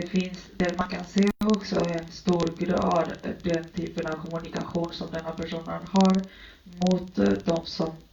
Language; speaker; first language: Swedish; early bilingual, other home language; Spanish